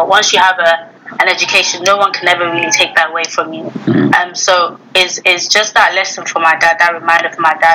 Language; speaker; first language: English; native; English